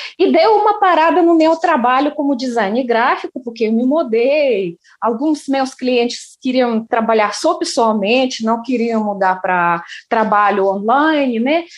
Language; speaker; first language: Portuguese; non-native, fluent; Russian